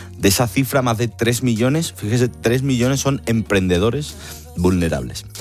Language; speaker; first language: Spanish; native; Spanish